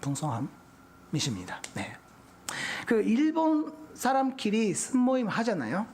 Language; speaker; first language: Korean; non-native, fluent; Japanese